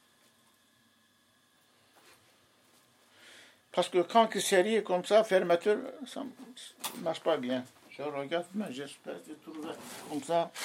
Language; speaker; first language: French; non-native, learner; Arabic